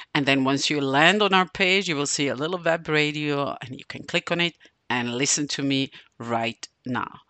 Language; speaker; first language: English; non-native, fluent; Serbian